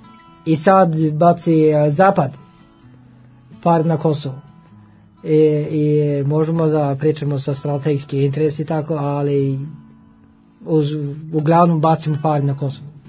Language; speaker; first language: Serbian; non-native, learner; Norwegian